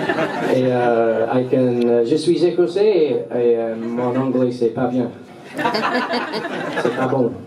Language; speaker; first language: French; non-native, learner; English